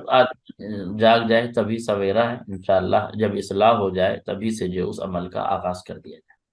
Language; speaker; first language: Urdu; native; Urdu